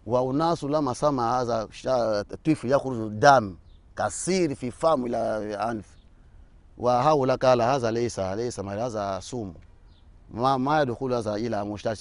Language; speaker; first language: Arabic; non-native, learner; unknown